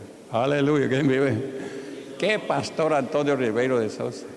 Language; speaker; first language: Spanish; native; Spanish